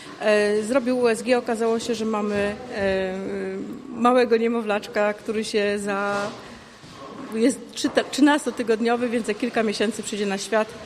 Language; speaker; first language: Polish; non-native, fluent; Ukrainian